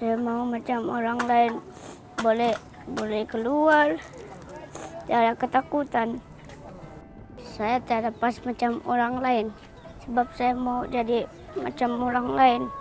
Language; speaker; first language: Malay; early bilingual, other home language; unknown